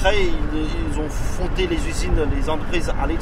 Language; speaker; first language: French; non-native, fluent; Chinese